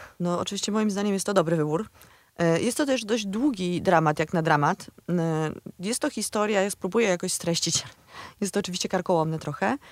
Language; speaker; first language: Polish; native; Polish